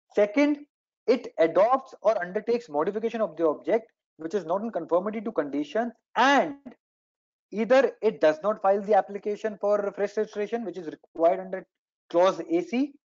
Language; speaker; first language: English; non-native, local second language; Hindi